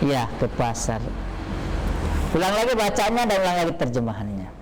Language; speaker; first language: Indonesian; native; Indonesian